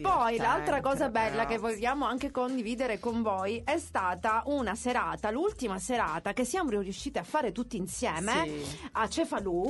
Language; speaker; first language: Italian; native; Italian